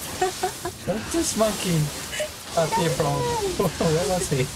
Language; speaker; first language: English; non-native, learner; Japanese